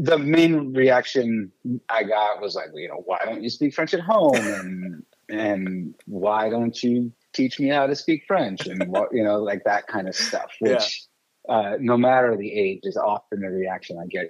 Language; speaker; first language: English; early bilingual, other home language; French